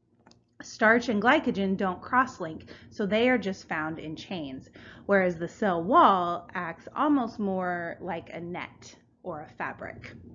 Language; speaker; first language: English; native; English